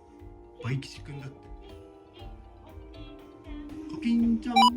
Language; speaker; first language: Japanese; native; Japanese